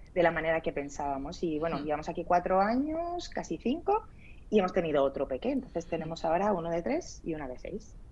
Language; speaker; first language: Spanish; early bilingual, other home language; Arabic